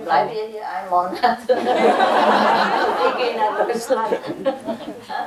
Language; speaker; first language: German; non-native, learner; Vietnamese